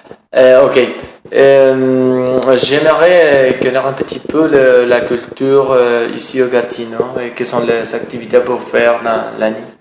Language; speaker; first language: French; non-native, learner; Spanish